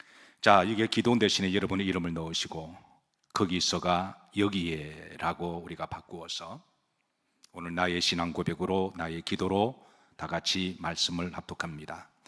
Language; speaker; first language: Korean; native; Korean